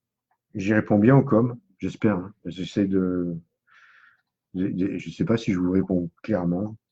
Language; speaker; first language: French; native; French